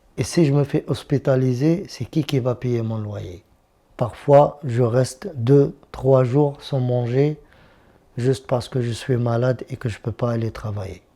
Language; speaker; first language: French; non-native, local second language; Arabic